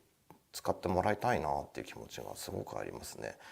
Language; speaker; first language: Japanese; native; Japanese